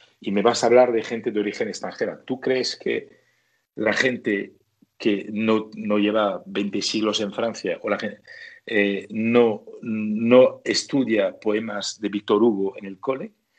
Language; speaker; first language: Spanish; non-native, fluent; French